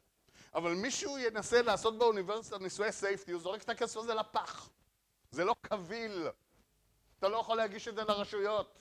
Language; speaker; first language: Hebrew; native; Hebrew